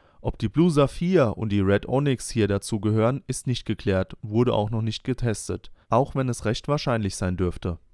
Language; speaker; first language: German; native; German